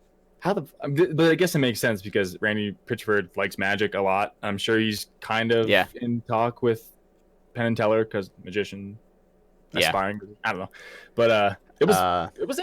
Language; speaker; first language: English; native; English